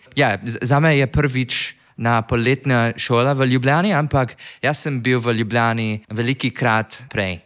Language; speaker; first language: Slovenian; non-native, learner; English